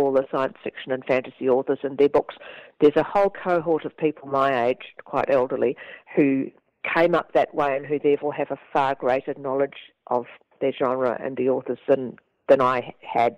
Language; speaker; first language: English; native; English